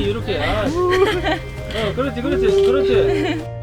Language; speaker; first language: Korean; non-native, learner; Greek